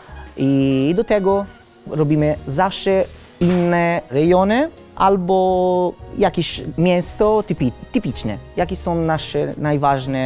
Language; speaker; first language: Polish; non-native, learner; Italian